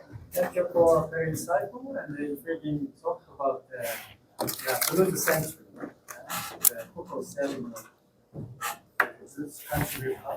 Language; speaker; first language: English; non-native, learner; Korean